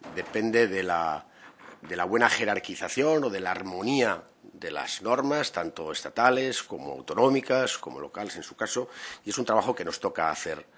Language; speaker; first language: Spanish; native; Spanish